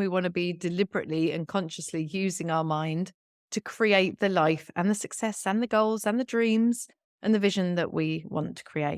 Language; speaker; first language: English; native; English